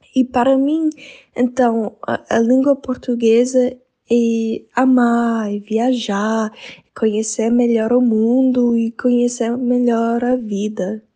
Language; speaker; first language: Portuguese; non-native, fluent; English